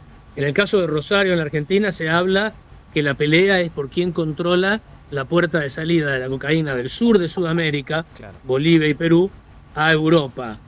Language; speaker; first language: Spanish; native; Spanish